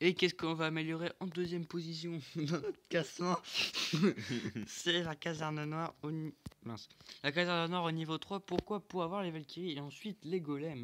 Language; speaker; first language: French; native; French